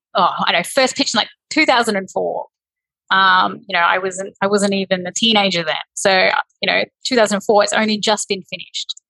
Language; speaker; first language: English; native; English